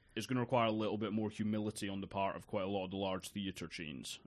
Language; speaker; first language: English; native; English